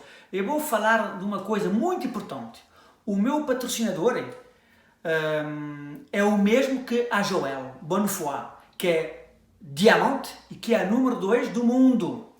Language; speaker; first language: Portuguese; early bilingual, heritage; French